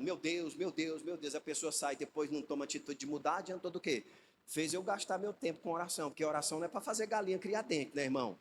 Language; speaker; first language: Portuguese; native; Portuguese